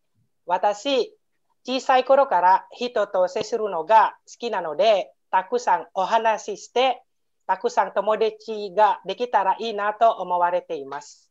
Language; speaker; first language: Japanese; non-native, learner; Indonesian